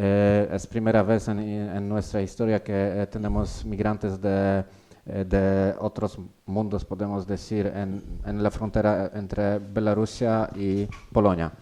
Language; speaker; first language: Spanish; non-native, learner; Polish